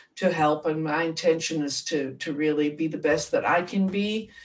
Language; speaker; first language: English; native; English